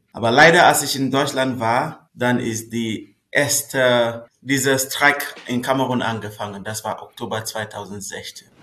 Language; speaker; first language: German; non-native, fluent; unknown